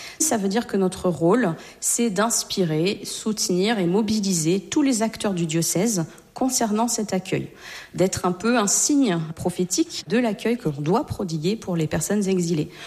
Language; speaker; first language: French; native; French